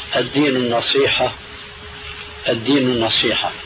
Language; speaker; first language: Arabic; early bilingual, other home language; Albanian